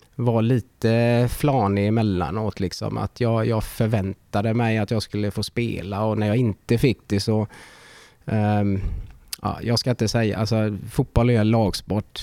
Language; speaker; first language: Swedish; early bilingual, other home language; Finnish